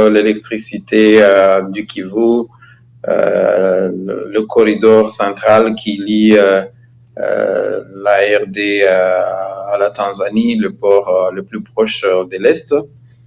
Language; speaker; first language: French; non-native, local second language; Kinyarwanda